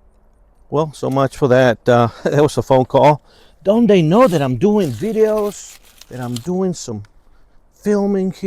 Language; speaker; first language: English; native; English